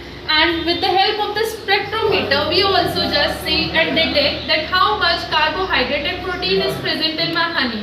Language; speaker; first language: English; non-native, local second language; Hindi